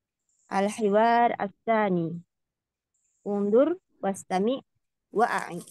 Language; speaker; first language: Arabic; non-native, fluent; Indonesian